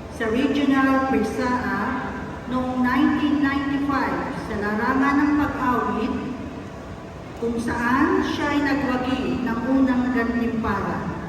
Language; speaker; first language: Filipino; native; Filipino